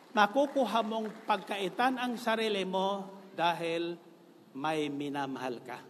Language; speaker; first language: Filipino; non-native, local second language; Bikol